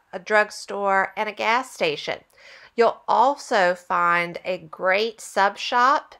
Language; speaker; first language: English; native; English